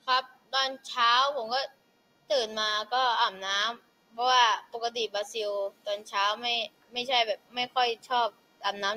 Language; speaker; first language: Thai; early bilingual, other home language; Portuguese